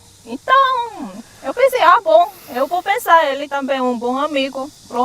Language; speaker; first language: Portuguese; non-native, fluent; Korean